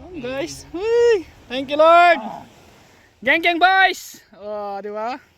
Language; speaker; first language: Filipino; native; Filipino